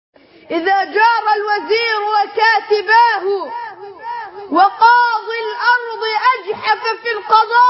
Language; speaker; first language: Arabic; native; Arabic